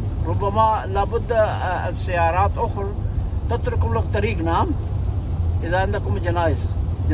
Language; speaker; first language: Arabic; non-native, learner; Urdu